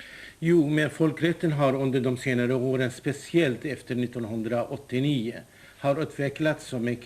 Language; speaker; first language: Swedish; non-native, fluent; Kurdish